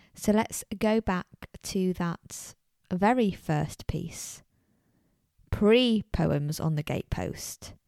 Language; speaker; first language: English; native; English